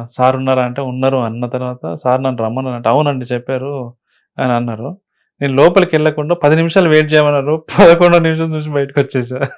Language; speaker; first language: Telugu; native; Telugu